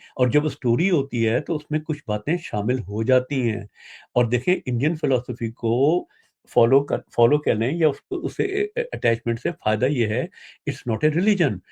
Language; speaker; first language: Urdu; native; Urdu